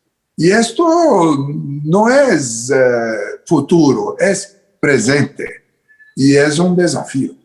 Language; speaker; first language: Spanish; non-native, fluent; Portuguese